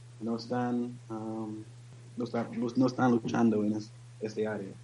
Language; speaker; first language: Spanish; non-native, learner; English